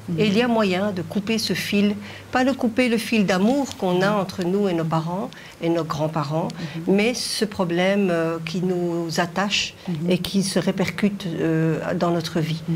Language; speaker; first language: French; early bilingual, other home language; Arabic